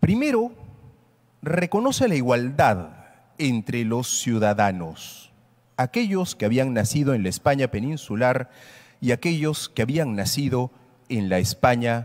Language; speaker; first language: Spanish; native; Spanish